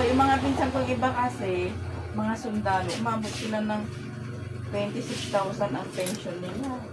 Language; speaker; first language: Filipino; native; Filipino